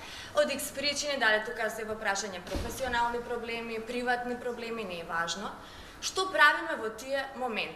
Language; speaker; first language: Macedonian; native; Macedonian